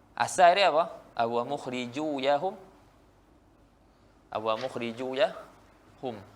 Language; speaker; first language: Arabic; non-native, fluent; Malay